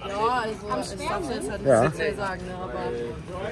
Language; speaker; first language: German; native; German